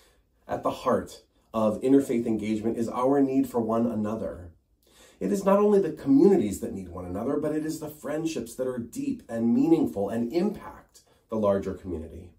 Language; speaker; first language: English; native; English